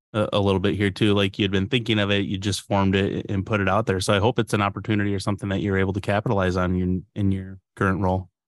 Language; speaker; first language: English; native; English